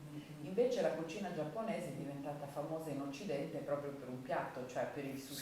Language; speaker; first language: Italian; native; Italian